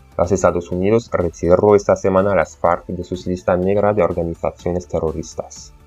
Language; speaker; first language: Spanish; non-native, fluent; French